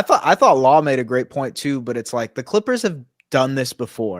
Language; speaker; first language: English; native; English